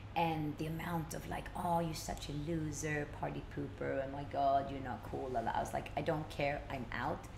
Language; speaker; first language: English; early bilingual, other home language; Swedish